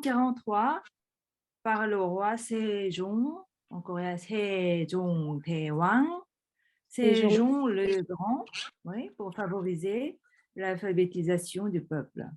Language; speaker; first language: French; early bilingual, other home language; Korean